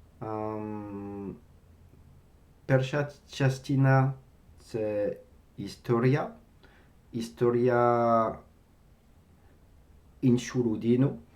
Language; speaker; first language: Ukrainian; non-native, learner; French